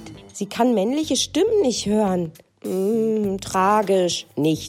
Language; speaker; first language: German; native; German